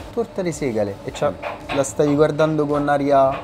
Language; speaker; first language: Italian; non-native, fluent; Arabic